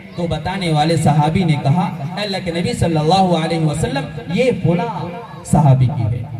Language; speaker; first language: Urdu; native; Urdu